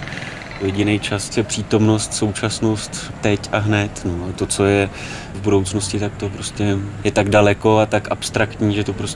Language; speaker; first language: Czech; native; Czech